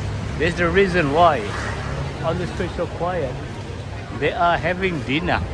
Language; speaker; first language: English; non-native, local second language; Indonesian